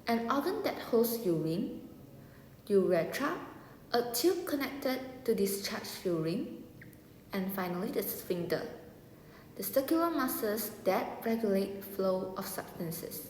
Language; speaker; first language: English; non-native, local second language; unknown